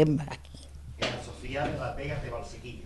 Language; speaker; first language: Spanish; native; Spanish